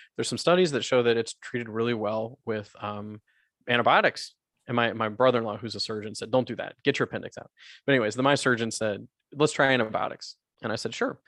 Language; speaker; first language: English; native; English